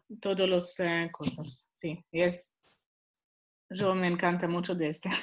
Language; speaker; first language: Spanish; non-native, learner; Swiss German